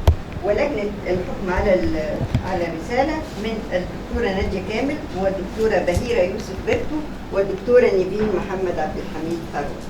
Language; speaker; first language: Arabic; native; Arabic